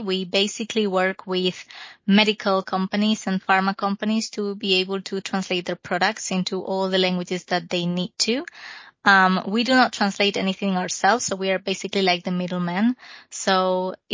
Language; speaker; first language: English; non-native, fluent; Spanish